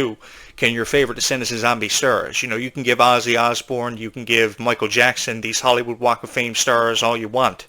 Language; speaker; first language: English; native; English